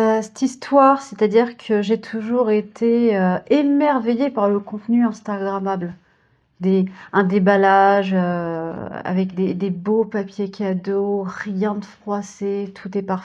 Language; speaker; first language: French; native; French